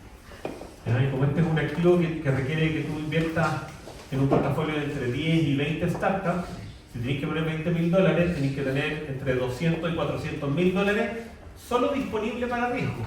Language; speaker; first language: Spanish; native; Spanish